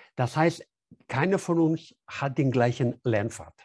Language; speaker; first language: German; non-native, fluent; Spanish